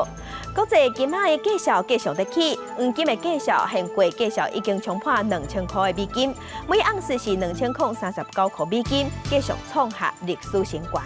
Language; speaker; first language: Chinese; native; Chinese